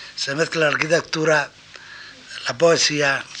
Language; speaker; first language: Spanish; native; Spanish